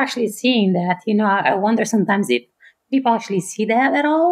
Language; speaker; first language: English; non-native, fluent; Romanian